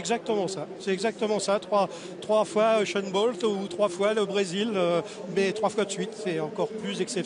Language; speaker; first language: French; native; French